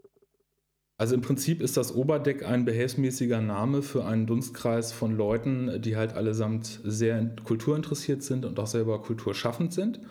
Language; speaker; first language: German; native; German